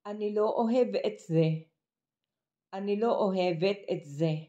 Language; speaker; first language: Hebrew; non-native, fluent; Filipino